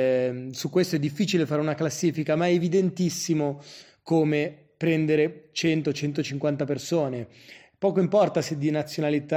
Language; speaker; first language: Italian; native; Italian